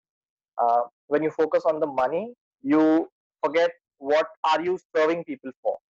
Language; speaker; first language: English; non-native, local second language; Hindi